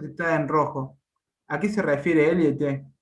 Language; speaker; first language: Spanish; native; Spanish